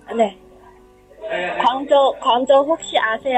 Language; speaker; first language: Korean; non-native, learner; Chinese